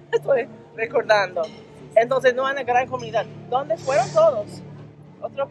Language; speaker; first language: Spanish; non-native, learner; English